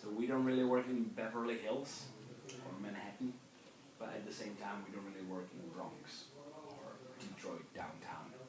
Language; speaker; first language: English; non-native, fluent; Czech